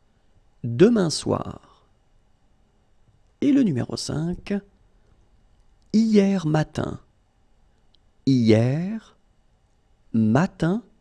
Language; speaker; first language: French; native; French